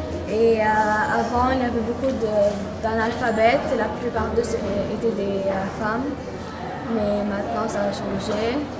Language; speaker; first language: French; non-native, fluent; Arabic